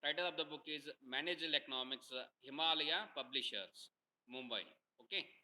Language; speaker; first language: English; non-native, local second language; Kannada